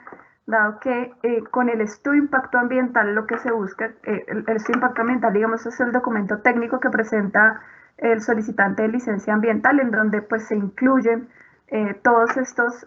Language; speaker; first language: Spanish; native; Spanish